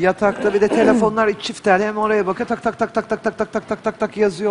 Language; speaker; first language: Turkish; native; Turkish